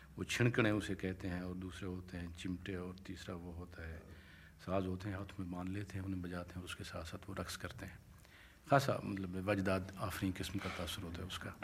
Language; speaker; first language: Urdu; non-native, local second language; Saraiki